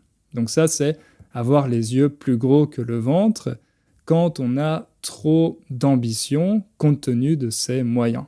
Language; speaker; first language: French; native; French